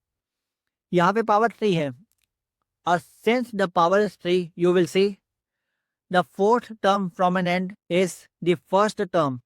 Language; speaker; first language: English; non-native, local second language; Hindi